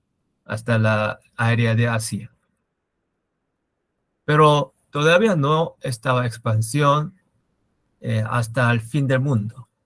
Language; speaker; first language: Spanish; non-native, learner; Korean